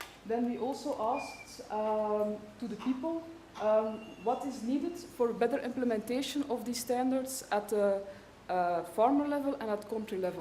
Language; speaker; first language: English; non-native, fluent; Dutch